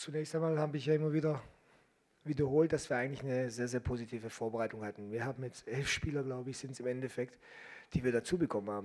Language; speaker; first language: German; native; German